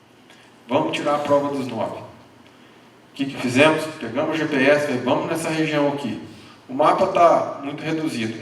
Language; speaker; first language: Portuguese; native; Portuguese